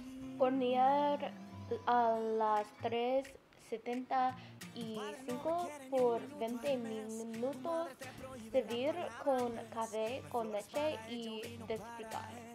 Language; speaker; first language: Spanish; non-native, learner; English